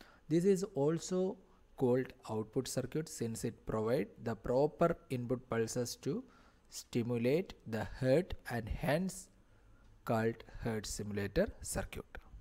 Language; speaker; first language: English; non-native, local second language; Malayalam